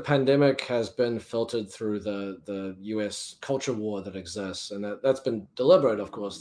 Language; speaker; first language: English; native; English